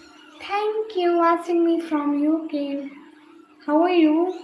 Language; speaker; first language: English; non-native, learner; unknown